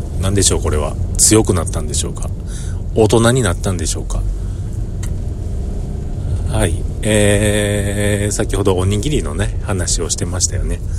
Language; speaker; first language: Japanese; native; Japanese